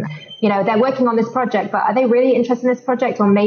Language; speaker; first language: English; native; English